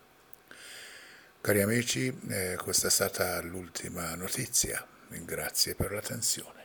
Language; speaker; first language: Italian; non-native, fluent; Persian